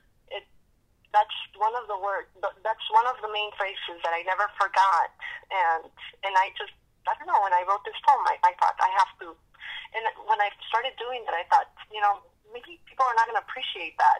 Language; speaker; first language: English; early bilingual, other home language; Spanish